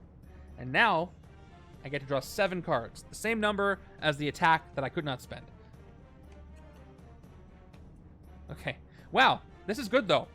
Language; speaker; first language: English; native; English